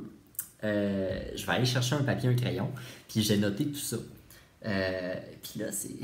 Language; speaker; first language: French; native; French